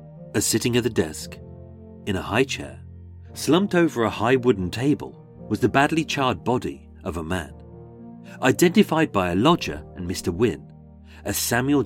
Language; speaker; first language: English; native; English